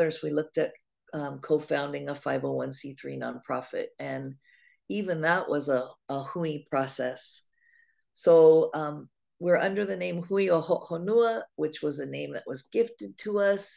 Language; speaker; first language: English; native; English